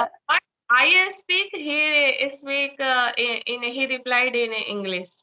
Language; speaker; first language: English; non-native, learner; Hindi